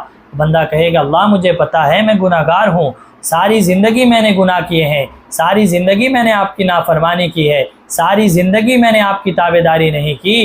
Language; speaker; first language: Urdu; native; Urdu